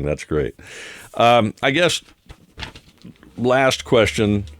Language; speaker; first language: English; native; English